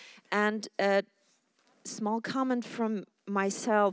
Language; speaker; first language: English; non-native, fluent; Ukrainian